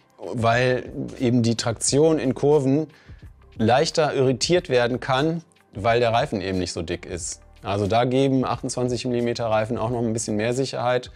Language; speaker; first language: German; native; German